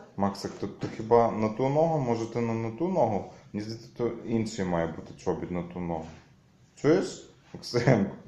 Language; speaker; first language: Ukrainian; native; Ukrainian